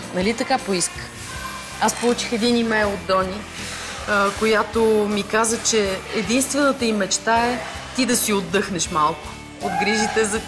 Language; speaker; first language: Bulgarian; native; Bulgarian